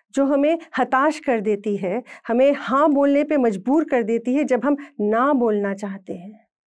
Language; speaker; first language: Hindi; native; Hindi